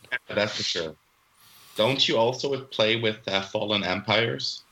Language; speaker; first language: English; non-native, fluent; Swiss German